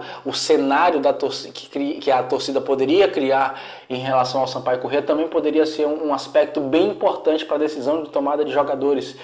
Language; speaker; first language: Portuguese; native; Portuguese